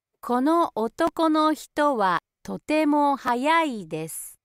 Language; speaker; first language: Japanese; native; Japanese